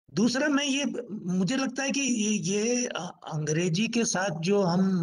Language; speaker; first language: Hindi; native; Hindi